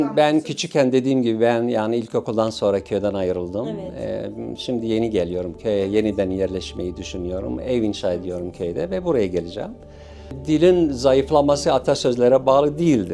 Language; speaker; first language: Turkish; non-native, local second language; Syriac